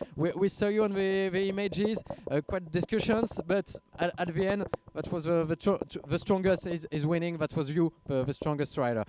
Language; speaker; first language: English; non-native, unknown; French